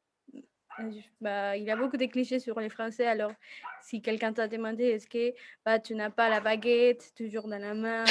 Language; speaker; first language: French; non-native, fluent; Spanish